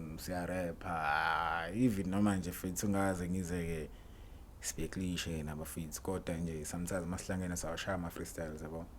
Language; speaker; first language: Zulu; native; Zulu